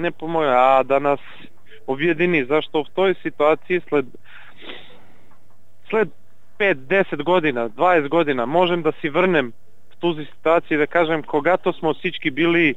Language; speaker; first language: Bulgarian; non-native, learner; Serbian